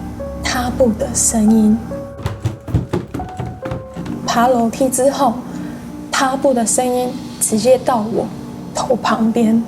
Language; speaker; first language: Chinese; non-native, fluent; English